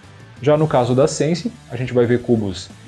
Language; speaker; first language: Portuguese; native; Portuguese